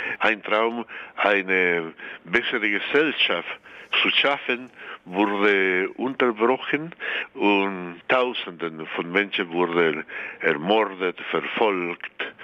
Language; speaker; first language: German; non-native, fluent; Spanish